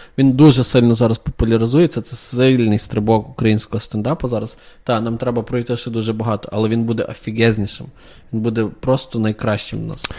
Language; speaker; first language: Ukrainian; native; Ukrainian